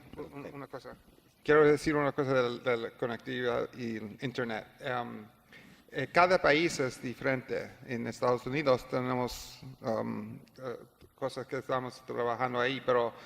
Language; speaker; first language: Spanish; non-native, learner; English